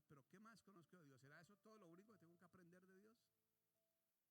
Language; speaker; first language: Spanish; native; Spanish